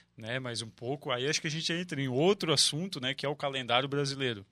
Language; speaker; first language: Portuguese; native; Portuguese